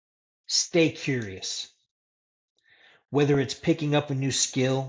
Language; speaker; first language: English; native; English